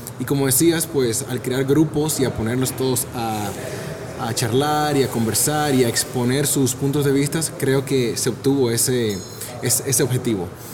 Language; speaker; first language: Spanish; native; Spanish